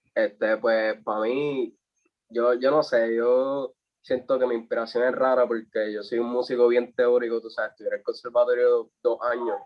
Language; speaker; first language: Spanish; native; Spanish